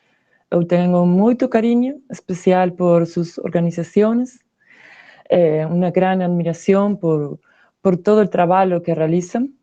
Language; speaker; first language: Portuguese; non-native, learner; Spanish